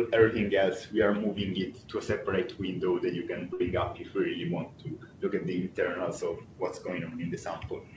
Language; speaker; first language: English; non-native, fluent; Italian